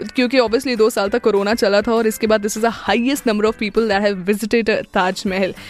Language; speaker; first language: Hindi; native; Hindi